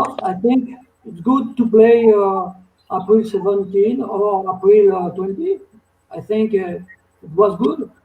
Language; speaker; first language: English; non-native, learner; French